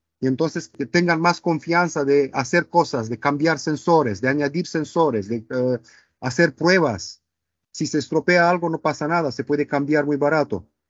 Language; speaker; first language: Spanish; non-native, fluent; Romanian